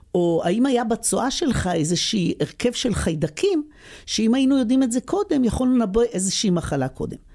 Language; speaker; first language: Hebrew; native; Hebrew